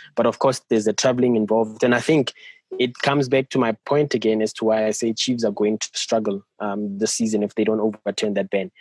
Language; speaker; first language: English; non-native, local second language; Southern Sotho